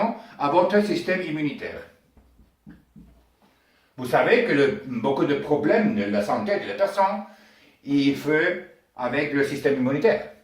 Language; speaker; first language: French; non-native, learner; Spanish